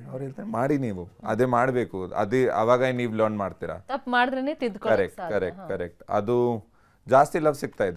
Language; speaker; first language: Kannada; non-native, learner; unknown